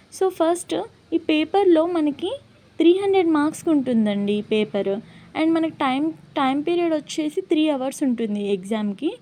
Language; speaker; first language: Telugu; non-native, local second language; Lambadi